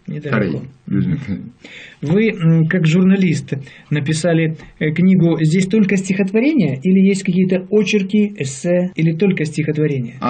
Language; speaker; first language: Russian; native; Russian